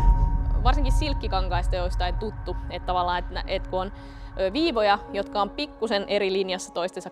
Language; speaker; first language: Finnish; native; Finnish